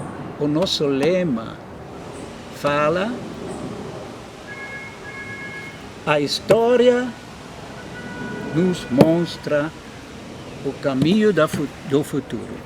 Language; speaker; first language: Portuguese; non-native, fluent; German